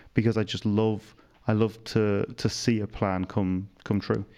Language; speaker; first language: English; native; English